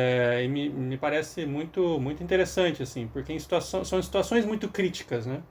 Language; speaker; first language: Portuguese; native; Portuguese